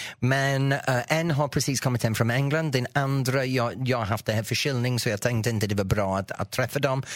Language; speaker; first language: Swedish; non-native, fluent; English